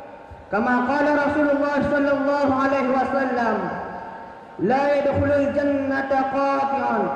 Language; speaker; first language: Arabic; non-native, learner; Indonesian